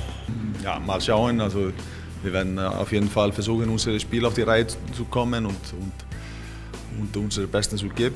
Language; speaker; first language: German; non-native, fluent; Icelandic